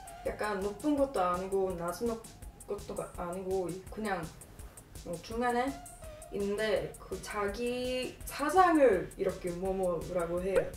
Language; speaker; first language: Korean; non-native, fluent; Swedish